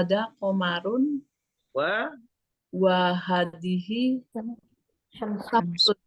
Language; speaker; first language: Arabic; non-native, learner; Indonesian